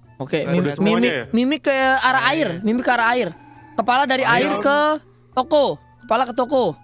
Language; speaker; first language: Indonesian; native; Indonesian